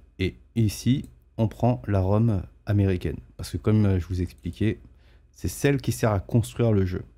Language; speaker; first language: French; native; French